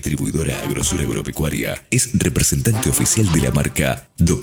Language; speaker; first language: Spanish; native; Spanish